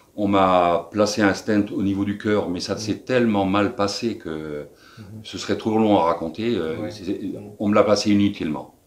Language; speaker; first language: French; native; French